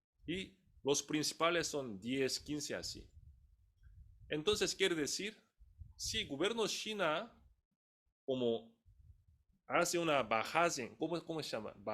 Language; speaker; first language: Spanish; non-native, fluent; Korean